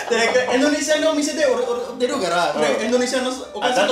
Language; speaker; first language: Japanese; non-native, learner; Indonesian